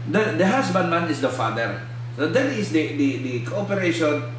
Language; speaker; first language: English; non-native, local second language; Filipino